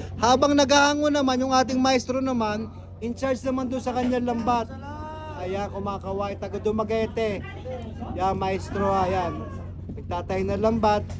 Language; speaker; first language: Filipino; native; Filipino